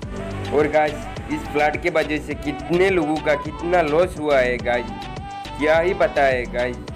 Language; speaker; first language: Hindi; non-native, local second language; Bangla